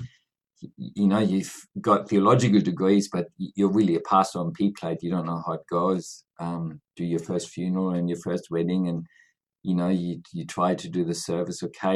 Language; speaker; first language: English; non-native, fluent; German